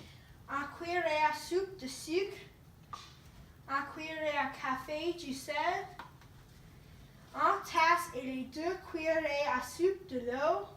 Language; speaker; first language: French; non-native, learner; English